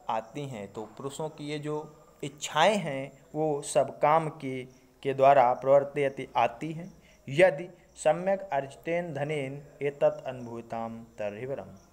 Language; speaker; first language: Hindi; native; Hindi